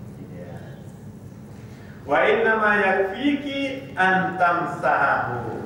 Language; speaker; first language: Indonesian; native; Indonesian